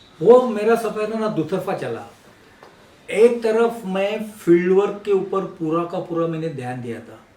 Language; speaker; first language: Hindi; non-native, local second language; Marathi